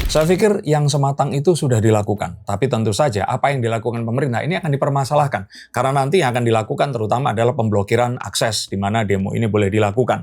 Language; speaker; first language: Indonesian; native; Indonesian